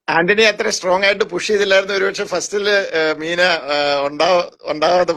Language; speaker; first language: Malayalam; native; Malayalam